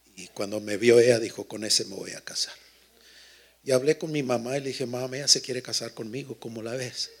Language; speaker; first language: Spanish; early bilingual, heritage; Spanish